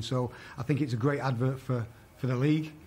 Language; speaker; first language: English; native; English